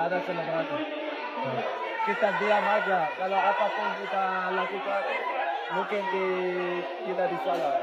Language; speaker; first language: Indonesian; non-native, fluent; Dutch